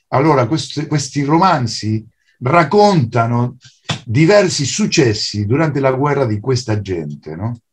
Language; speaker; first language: Italian; non-native, fluent; Spanish